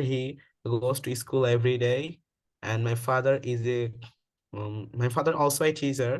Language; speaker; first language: English; non-native, learner; Bangla